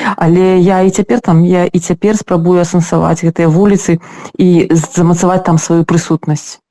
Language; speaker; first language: Belarusian; non-native, local second language; Russian